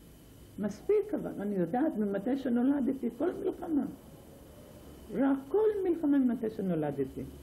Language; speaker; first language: Hebrew; non-native, fluent; Ladino